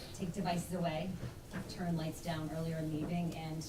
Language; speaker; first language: English; native; English